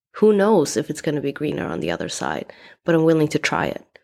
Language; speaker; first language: English; non-native, fluent; Swedish